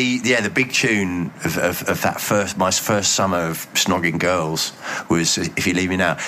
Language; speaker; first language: English; native; English